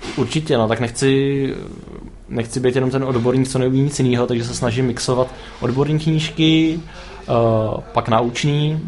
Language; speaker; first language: Czech; native; Czech